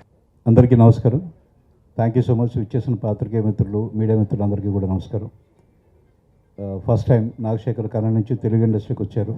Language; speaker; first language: Telugu; native; Telugu